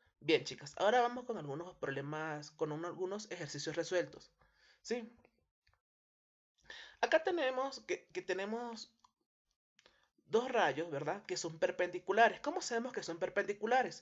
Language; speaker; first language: Spanish; native; Spanish